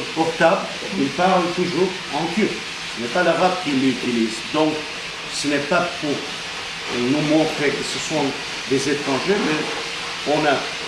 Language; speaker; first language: French; non-native, fluent; Armenian